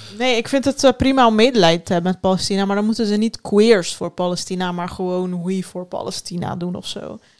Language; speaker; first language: Dutch; early bilingual, other home language; Turkish